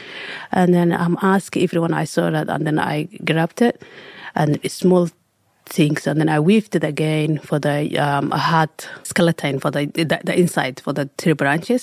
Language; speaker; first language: English; non-native, learner; Somali